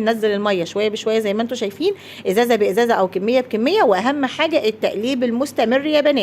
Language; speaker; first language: Arabic; native; Arabic